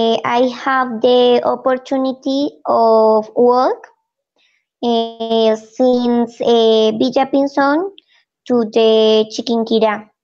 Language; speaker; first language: English; non-native, learner; Spanish